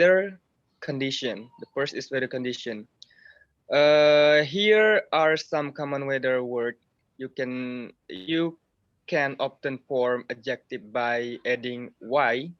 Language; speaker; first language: English; non-native, learner; Indonesian